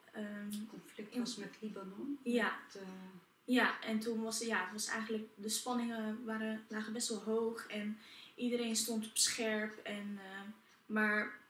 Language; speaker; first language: Dutch; early bilingual, other home language; Arabic